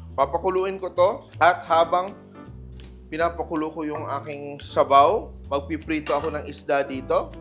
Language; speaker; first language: Filipino; non-native, local second language; Cebuano